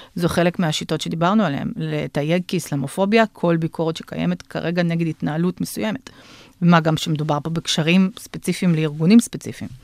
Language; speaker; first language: Hebrew; non-native, fluent; Russian